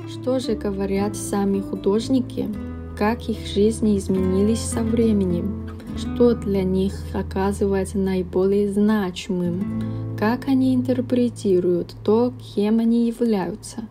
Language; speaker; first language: Russian; non-native, fluent; Chinese